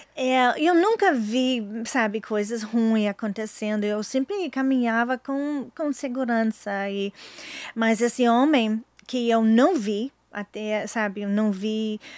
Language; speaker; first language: Portuguese; non-native, learner; English